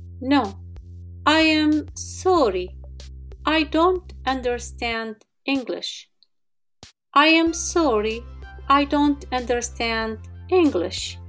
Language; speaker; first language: English; non-native, fluent; Arabic